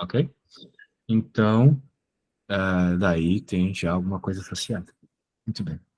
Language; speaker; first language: Portuguese; native; Portuguese